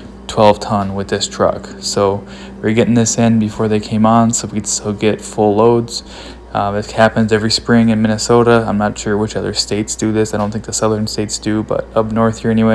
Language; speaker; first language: English; native; English